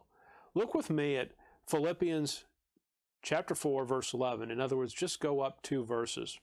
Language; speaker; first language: English; native; English